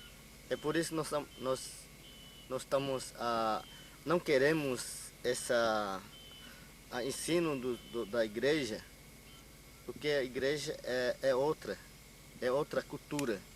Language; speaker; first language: Portuguese; non-native, local second language; Yanomámi